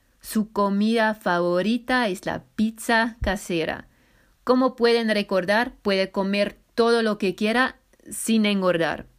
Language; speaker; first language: Spanish; non-native, fluent; German